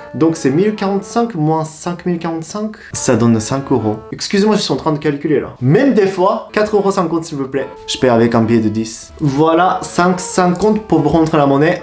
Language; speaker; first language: French; non-native, fluent; Japanese